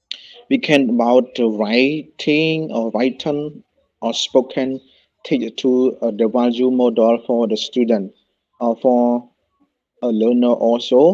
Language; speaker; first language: English; non-native, learner; Khmer